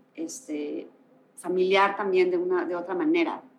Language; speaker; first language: Spanish; native; Spanish